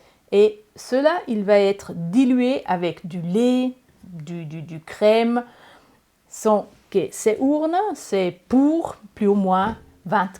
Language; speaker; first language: French; non-native, learner; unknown